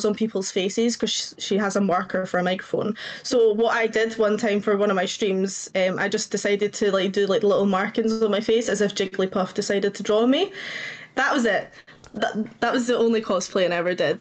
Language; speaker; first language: English; native; English